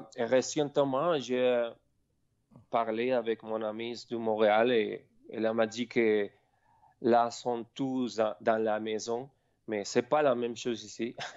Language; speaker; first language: French; non-native, learner; Spanish